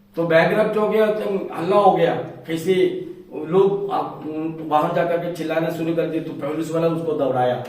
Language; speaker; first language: Hindi; non-native, local second language; Malayalam